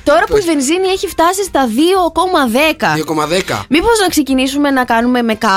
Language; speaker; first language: Greek; native; Greek